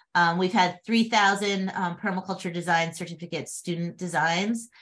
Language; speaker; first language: English; native; English